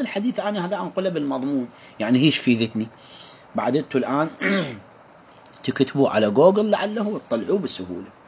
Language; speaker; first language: Arabic; native; Arabic